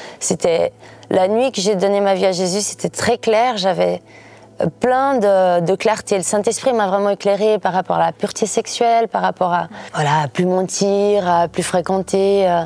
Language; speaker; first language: French; early bilingual, other home language; Portuguese